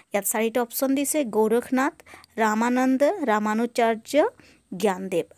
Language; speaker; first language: Hindi; non-native, local second language; Assamese